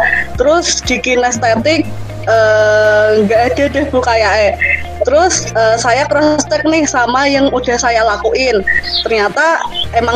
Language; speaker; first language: Indonesian; native; Indonesian